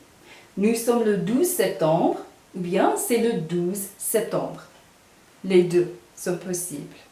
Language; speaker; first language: French; non-native, fluent; English